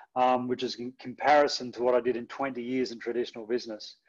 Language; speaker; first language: English; native; English